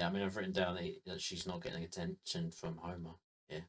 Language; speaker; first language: English; native; English